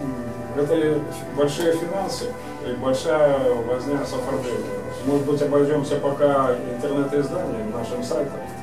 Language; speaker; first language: Russian; native; Russian